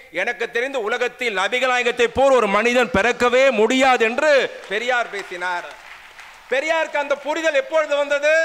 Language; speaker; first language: Tamil; non-native, local second language; Urdu